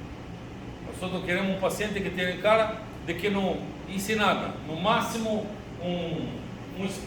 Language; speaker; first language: Spanish; non-native, learner; Portuguese